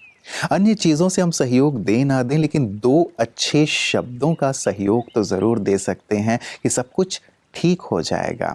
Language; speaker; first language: Hindi; native; Hindi